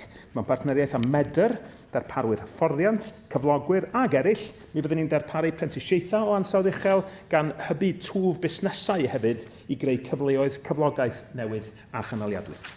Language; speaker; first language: Welsh; native; Welsh